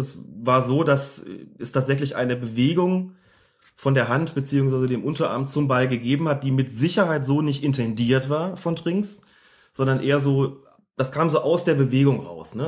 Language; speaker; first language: German; native; German